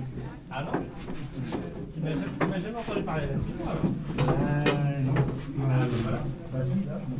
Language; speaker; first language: French; non-native, fluent; Arabic